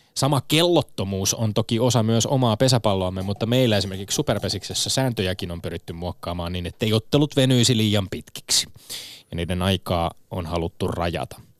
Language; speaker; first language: Finnish; native; Finnish